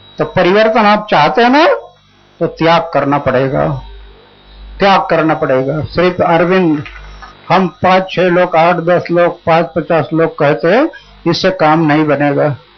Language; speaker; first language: Hindi; non-native, local second language; Marathi